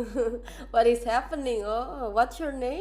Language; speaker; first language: English; non-native, fluent; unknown